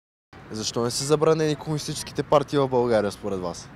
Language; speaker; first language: Bulgarian; native; Bulgarian